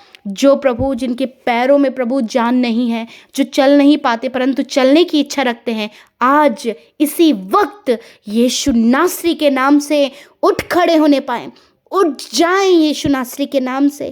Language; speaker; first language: Hindi; native; Hindi